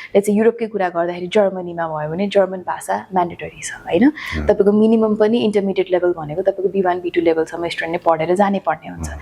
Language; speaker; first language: Nepali; native; Nepali